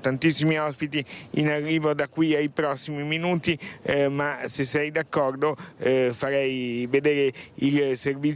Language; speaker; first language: Italian; native; Italian